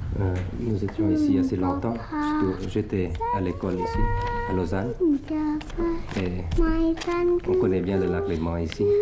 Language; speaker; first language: French; early bilingual, other home language; Thai